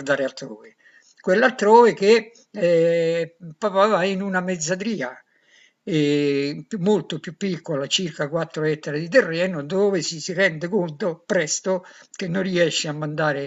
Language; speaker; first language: Italian; native; Italian